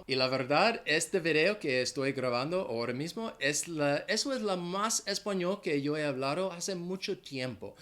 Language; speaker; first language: Spanish; non-native, fluent; English